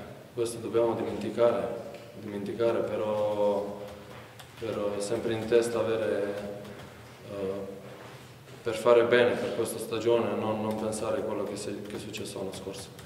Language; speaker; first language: Italian; non-native, learner; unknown